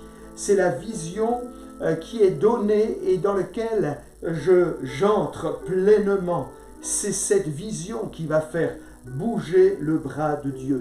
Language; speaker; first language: French; native; French